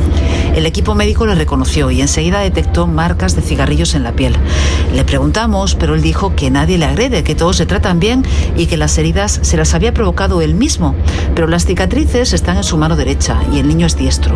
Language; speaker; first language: Spanish; native; Spanish